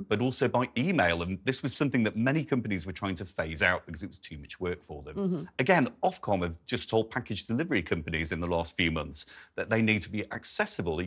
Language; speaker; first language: English; native; English